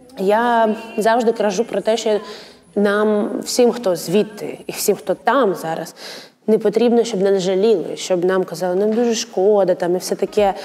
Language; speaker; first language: Ukrainian; non-native, local second language; Russian